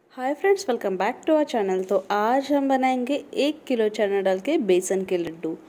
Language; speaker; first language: Hindi; non-native, local second language; Marathi